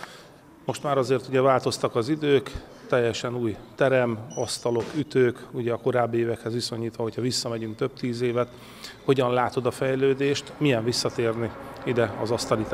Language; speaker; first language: Hungarian; native; Hungarian